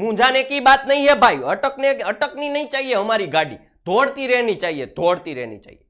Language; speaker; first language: Hindi; non-native, local second language; Gujarati